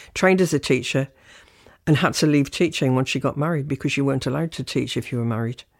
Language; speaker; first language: English; native; English